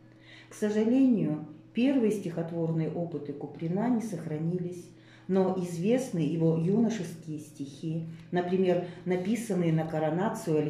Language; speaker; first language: Russian; native; Russian